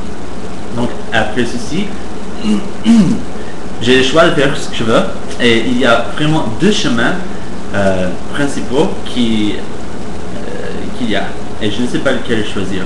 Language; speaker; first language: French; non-native, fluent; English